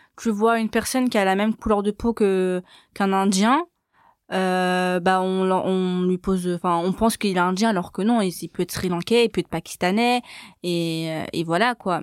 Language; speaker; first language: French; native; French